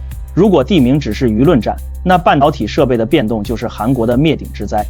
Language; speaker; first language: Chinese; native; Chinese